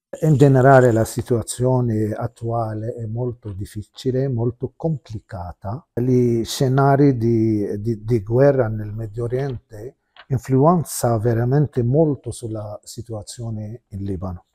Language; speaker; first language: Italian; non-native, fluent; Arabic